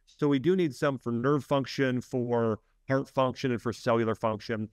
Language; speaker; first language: English; native; English